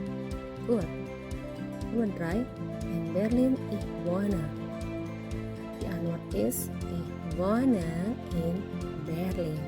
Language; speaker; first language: German; non-native, fluent; Indonesian